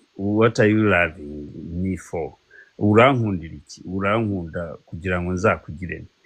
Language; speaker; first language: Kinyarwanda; early bilingual, heritage; Kinyarwanda